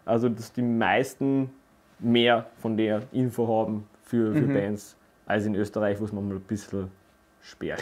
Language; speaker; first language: German; native; German